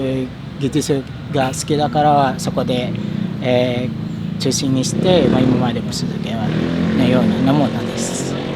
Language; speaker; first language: Japanese; non-native, fluent; Indonesian